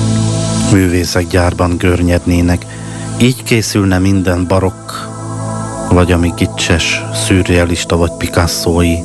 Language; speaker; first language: Hungarian; native; Hungarian